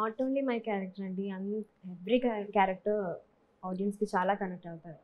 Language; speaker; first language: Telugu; non-native, learner; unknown